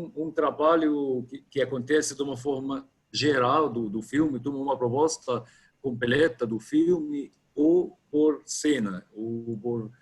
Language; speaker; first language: Portuguese; non-native, fluent; Arabic